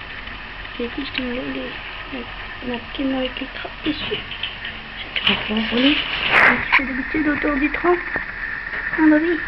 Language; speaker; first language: French; native; French